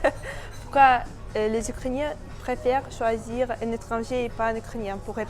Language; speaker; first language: French; non-native, fluent; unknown